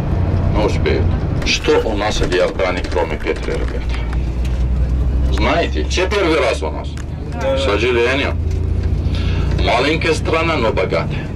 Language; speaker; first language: Russian; non-native, fluent; Arabic